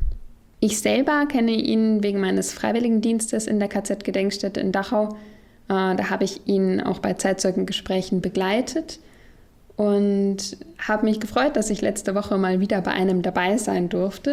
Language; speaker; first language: German; native; German